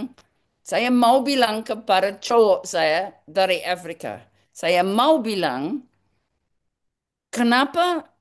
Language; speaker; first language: Indonesian; non-native, learner; English